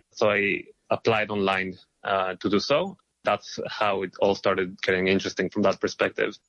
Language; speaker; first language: English; non-native, fluent; Hebrew